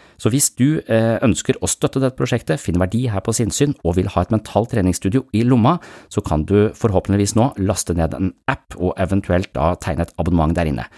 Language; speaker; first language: Norwegian; native; Norwegian